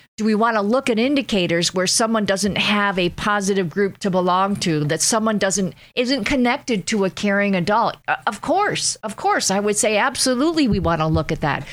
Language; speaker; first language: English; native; English